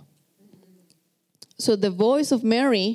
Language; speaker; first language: English; non-native, fluent; Spanish